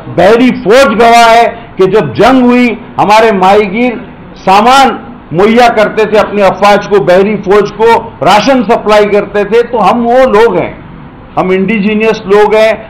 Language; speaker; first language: Urdu; non-native, local second language; Sindhi